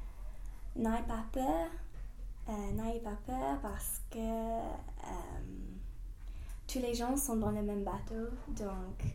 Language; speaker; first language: French; non-native, fluent; English